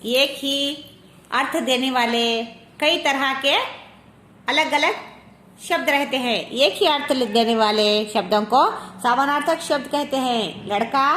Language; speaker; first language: Hindi; non-native, local second language; Kannada